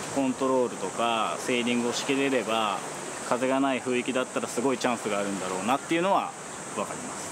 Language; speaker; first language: Japanese; native; Japanese